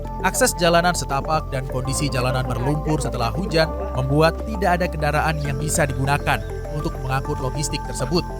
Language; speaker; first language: Indonesian; native; Indonesian